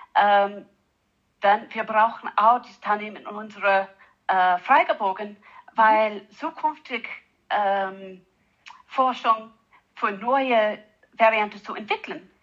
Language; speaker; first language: German; non-native, fluent; English